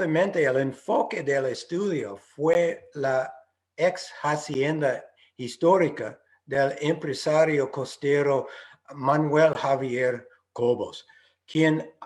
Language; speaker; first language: Spanish; non-native, fluent; English